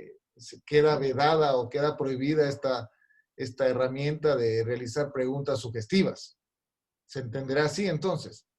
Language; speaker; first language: Spanish; native; Spanish